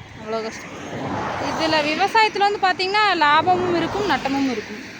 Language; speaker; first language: Tamil; native; Tamil